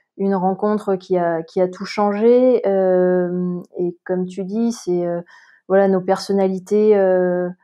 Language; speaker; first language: French; native; French